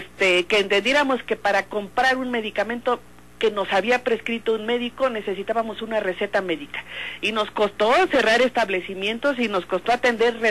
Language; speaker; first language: Spanish; native; Spanish